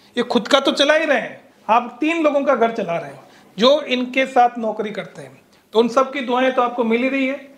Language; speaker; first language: Hindi; non-native, local second language; Gujarati